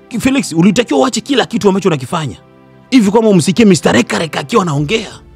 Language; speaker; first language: Swahili; native; Swahili